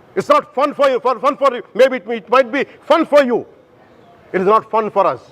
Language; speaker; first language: English; non-native, local second language; Telugu